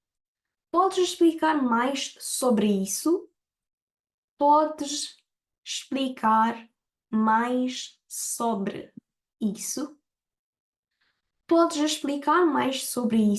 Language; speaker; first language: Portuguese; non-native, fluent; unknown